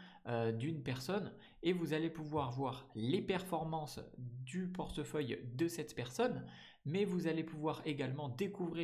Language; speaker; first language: French; native; French